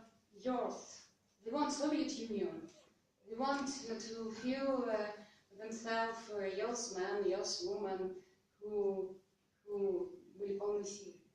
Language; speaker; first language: English; non-native, learner; Russian